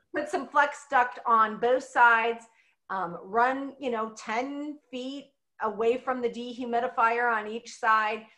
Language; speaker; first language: English; native; English